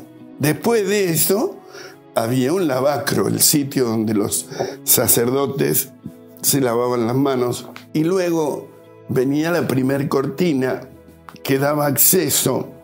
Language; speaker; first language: Spanish; native; Spanish